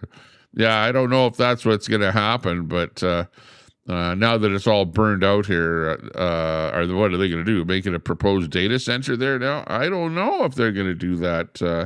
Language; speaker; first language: English; native; English